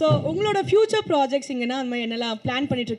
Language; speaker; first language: Tamil; native; Tamil